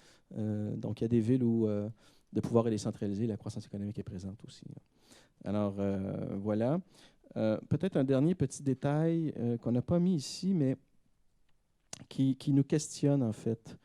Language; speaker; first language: French; native; French